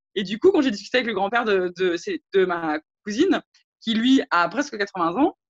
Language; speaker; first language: French; native; French